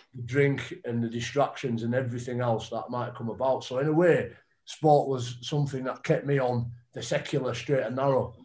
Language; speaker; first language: English; native; English